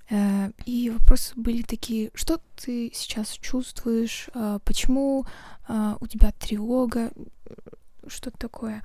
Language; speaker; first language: Russian; non-native, local second language; Kazakh